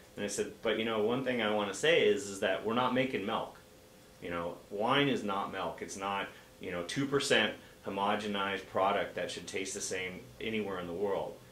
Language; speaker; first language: English; native; English